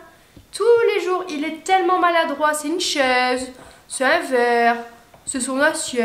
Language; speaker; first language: French; native; French